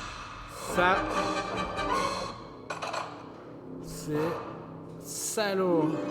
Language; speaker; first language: French; native; French